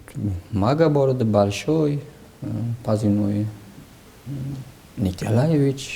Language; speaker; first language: Russian; non-native, local second language; Uzbek